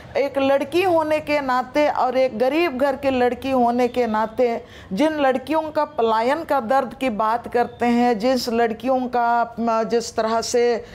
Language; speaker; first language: Hindi; non-native, local second language; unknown